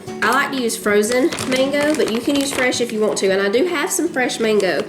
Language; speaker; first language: English; native; English